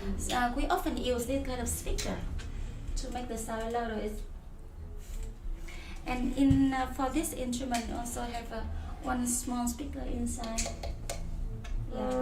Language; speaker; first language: English; non-native, learner; Vietnamese